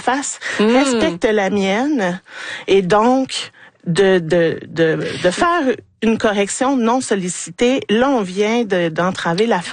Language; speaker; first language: French; native; French